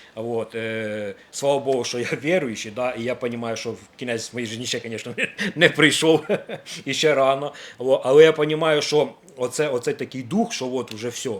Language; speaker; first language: Ukrainian; native; Ukrainian